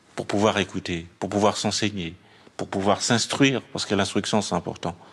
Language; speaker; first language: French; native; French